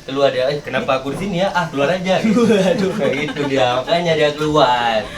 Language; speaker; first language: Indonesian; native; Indonesian